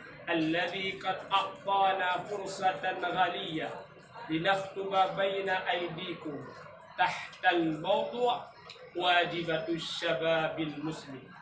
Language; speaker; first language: Arabic; non-native, learner; Achinese